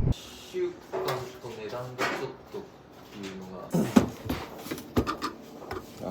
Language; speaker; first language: Japanese; native; Japanese